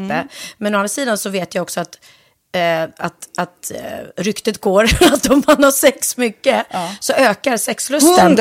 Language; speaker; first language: Swedish; native; Swedish